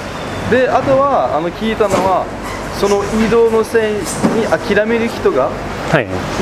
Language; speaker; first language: Japanese; non-native, learner; French